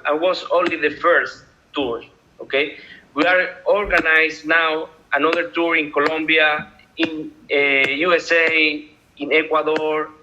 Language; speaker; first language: English; non-native, learner; Spanish